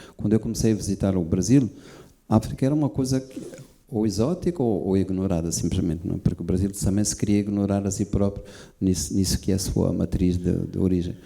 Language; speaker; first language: Portuguese; native; Portuguese